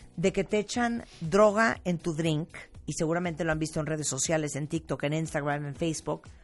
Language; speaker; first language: Spanish; native; Spanish